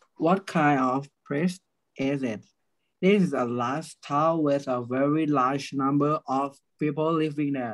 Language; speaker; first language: English; non-native, learner; Thai